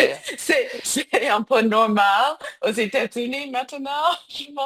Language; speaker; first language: French; non-native, learner; English